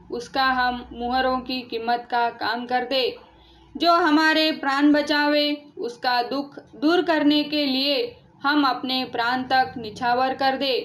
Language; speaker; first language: Hindi; non-native, local second language; Marathi